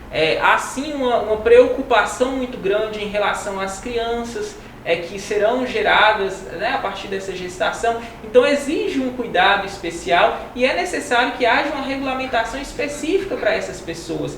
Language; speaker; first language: Portuguese; native; Portuguese